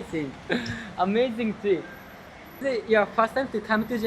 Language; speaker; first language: English; non-native, learner; Japanese